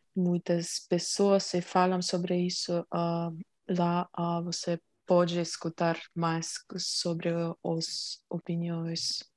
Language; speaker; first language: Portuguese; non-native, learner; Ukrainian